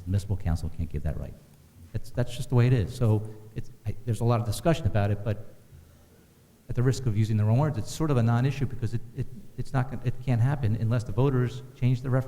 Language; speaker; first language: English; native; English